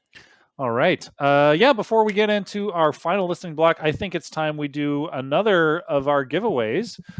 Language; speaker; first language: English; native; English